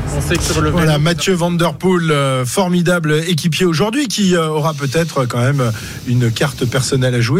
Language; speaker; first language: French; native; French